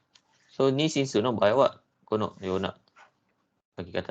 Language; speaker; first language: Japanese; non-native, fluent; Malay